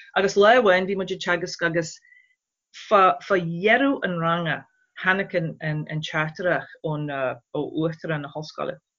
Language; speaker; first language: Irish; non-native, fluent; English